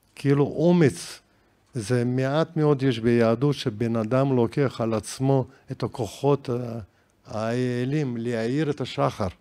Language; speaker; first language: Hebrew; non-native, fluent; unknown